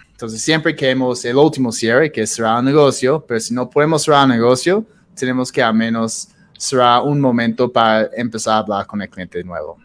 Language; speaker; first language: Spanish; non-native, fluent; English